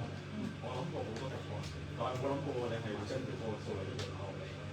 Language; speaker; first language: Cantonese; native; Cantonese